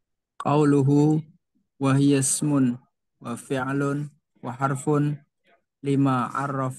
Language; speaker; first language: Arabic; non-native, learner; Indonesian